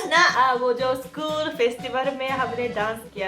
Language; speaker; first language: Hindi; non-native, fluent; Japanese